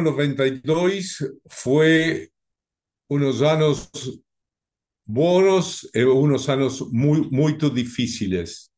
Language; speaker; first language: Portuguese; non-native, learner; Spanish